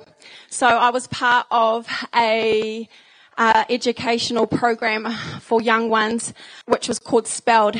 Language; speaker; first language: English; native; English